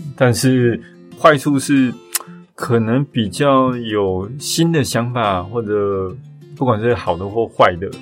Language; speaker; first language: Chinese; native; Chinese